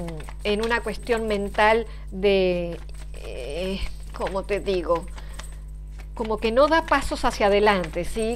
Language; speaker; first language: Spanish; native; Spanish